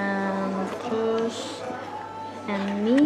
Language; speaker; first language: English; non-native, learner; Indonesian